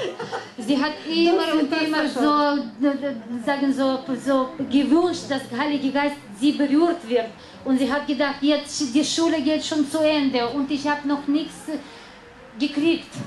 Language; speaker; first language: German; non-native, learner; Russian